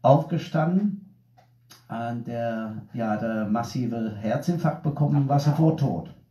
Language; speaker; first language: German; non-native, fluent; English